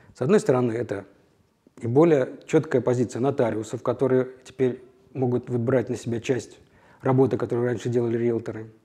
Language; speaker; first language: Russian; native; Russian